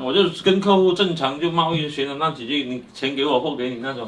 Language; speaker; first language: Chinese; native; Chinese